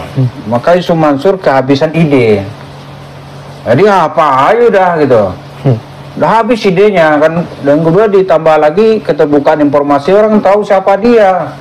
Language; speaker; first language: Indonesian; native; Indonesian